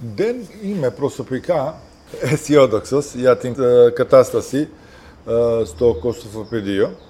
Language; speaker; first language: Greek; non-native, fluent; Serbian